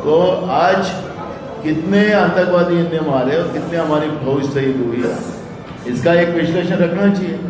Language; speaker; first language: Hindi; non-native, local second language; Marathi